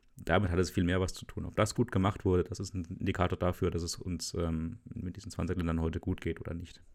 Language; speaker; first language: German; native; German